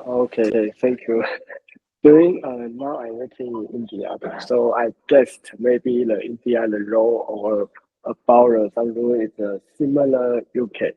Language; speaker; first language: English; non-native, learner; Chinese